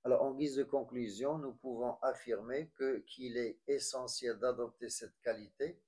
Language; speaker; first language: French; non-native, local second language; Arabic